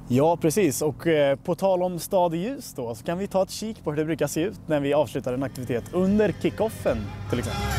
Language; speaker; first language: Swedish; native; Swedish